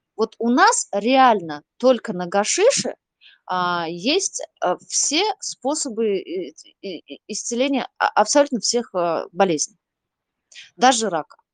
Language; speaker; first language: Russian; non-native, local second language; Uzbek